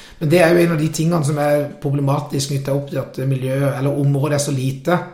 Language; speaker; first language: Norwegian; native; Norwegian